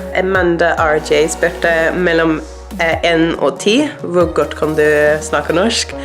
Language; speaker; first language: Norwegian; non-native, learner; English